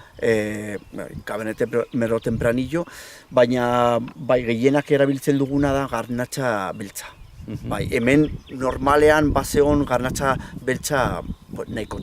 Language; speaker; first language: Basque; non-native, local second language; Spanish